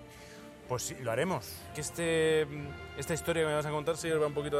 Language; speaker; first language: Spanish; native; Spanish